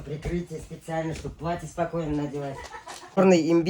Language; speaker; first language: Russian; non-native, local second language; Bashkir